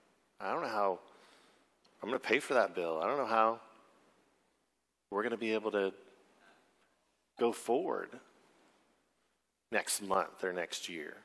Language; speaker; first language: English; native; English